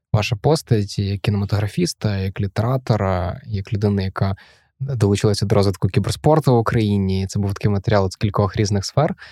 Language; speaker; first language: Ukrainian; native; Ukrainian